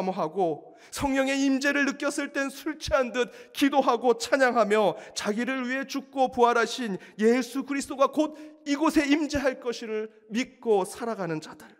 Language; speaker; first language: Korean; native; Korean